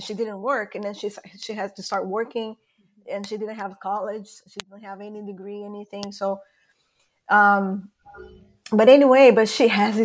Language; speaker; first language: English; non-native, fluent; Portuguese